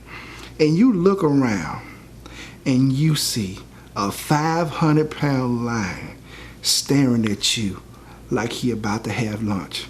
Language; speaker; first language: English; native; English